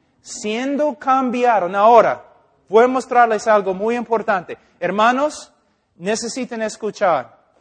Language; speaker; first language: Spanish; non-native, fluent; English